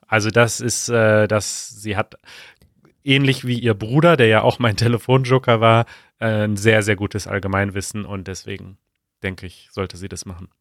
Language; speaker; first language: German; native; German